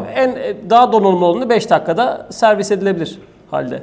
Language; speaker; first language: Turkish; early bilingual, heritage; Turkish